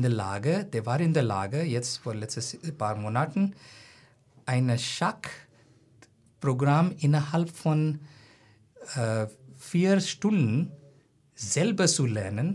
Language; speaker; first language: German; non-native, fluent; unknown